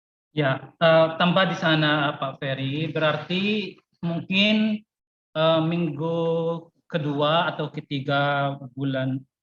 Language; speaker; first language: Indonesian; non-native, fluent; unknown